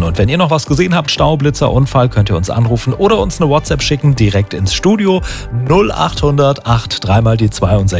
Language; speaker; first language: German; native; German